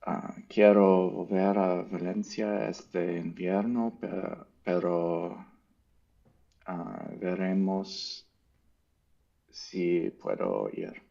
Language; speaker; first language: Spanish; non-native, learner; English